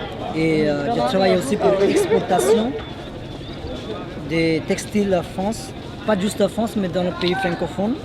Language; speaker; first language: French; non-native, learner; Hindi